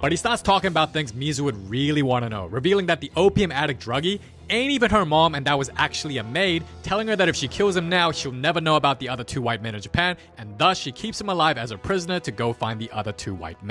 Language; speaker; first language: English; native; English